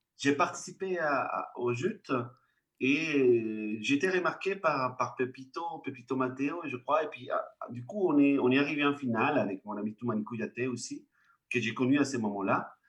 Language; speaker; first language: French; non-native, fluent; Spanish